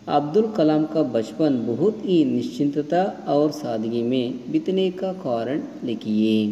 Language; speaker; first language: Hindi; non-native, local second language; Kannada